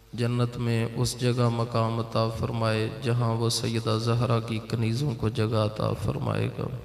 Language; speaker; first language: Urdu; non-native, local second language; Punjabi